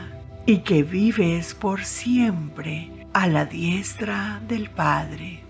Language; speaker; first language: Spanish; native; Spanish